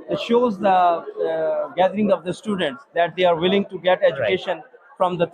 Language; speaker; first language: English; non-native, local second language; Urdu